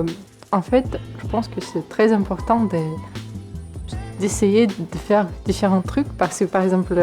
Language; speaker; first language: French; non-native, fluent; Ukrainian